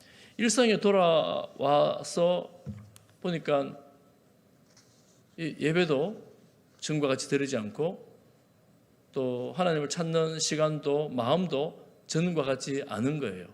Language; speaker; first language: Korean; native; Korean